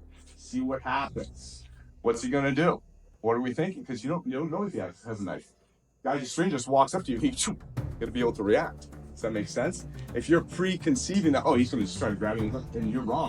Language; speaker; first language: English; native; English